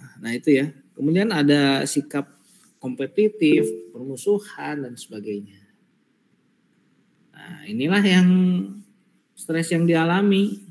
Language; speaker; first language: Indonesian; native; Indonesian